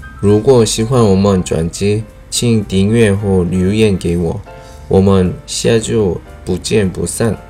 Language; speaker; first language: Chinese; non-native, learner; Korean